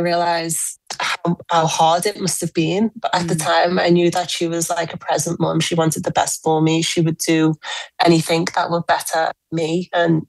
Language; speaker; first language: English; native; English